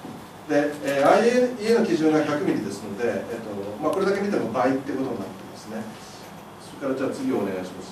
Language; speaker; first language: Japanese; native; Japanese